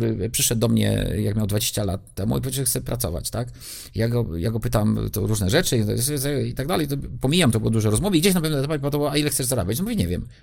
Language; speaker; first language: Polish; native; Polish